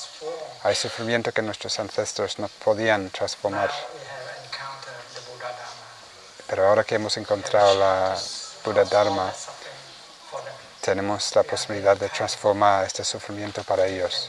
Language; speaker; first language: Spanish; non-native, fluent; Vietnamese